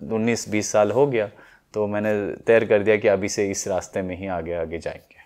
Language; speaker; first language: Hindi; non-native, local second language; Telugu